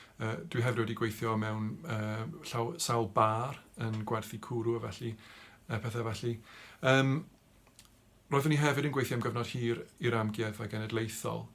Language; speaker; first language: Welsh; non-native, local second language; English